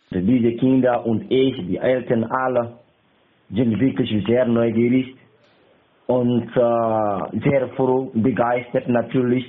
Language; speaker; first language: German; non-native, learner; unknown